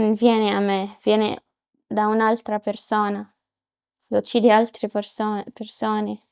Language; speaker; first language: Italian; non-native, learner; Arabic